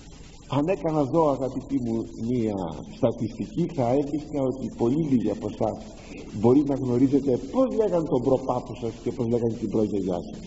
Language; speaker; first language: Greek; native; Greek